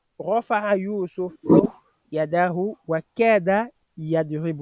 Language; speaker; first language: Arabic; non-native, fluent; French